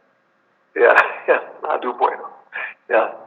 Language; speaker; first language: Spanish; non-native, learner; English